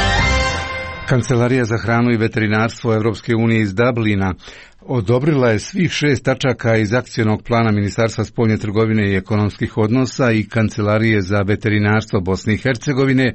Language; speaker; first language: Croatian; native; Croatian